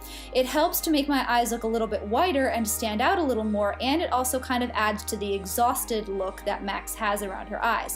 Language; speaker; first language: English; native; English